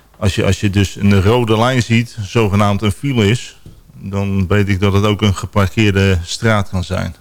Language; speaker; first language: Dutch; native; Dutch